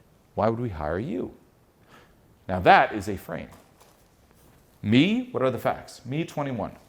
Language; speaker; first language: English; non-native, fluent; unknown